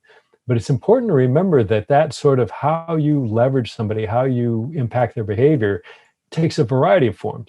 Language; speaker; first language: English; native; English